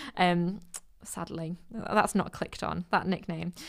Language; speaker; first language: English; native; English